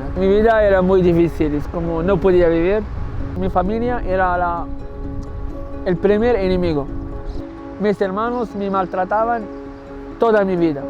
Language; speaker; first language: Spanish; non-native, learner; Arabic